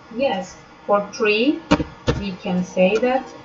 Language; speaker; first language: English; non-native, fluent; Turkish